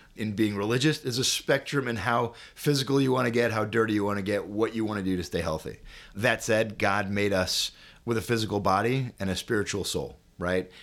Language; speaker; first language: English; native; English